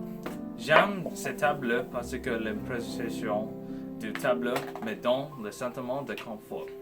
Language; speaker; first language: French; non-native, learner; English